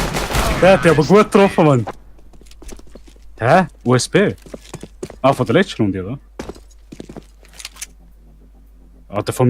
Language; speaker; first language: German; native; German